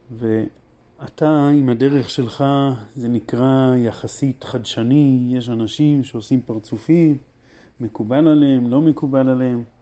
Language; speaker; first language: Hebrew; native; Hebrew